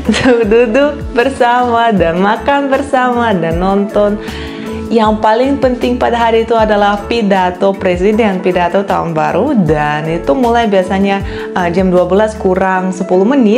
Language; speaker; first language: Indonesian; non-native, fluent; Russian